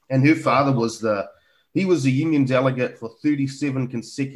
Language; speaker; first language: English; native; English